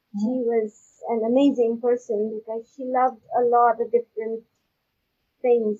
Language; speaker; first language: English; non-native, local second language; Urdu